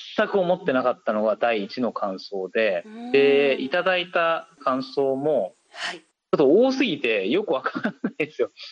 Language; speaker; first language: Japanese; native; Japanese